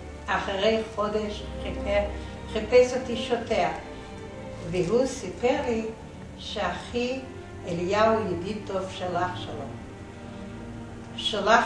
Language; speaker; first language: Hebrew; non-native, fluent; Yiddish